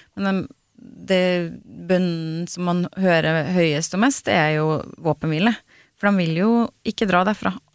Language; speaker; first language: Norwegian; native; Norwegian